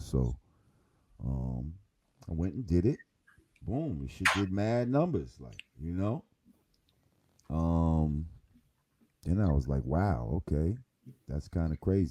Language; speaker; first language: English; native; English